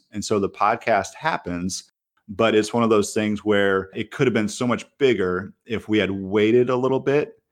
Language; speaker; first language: English; native; English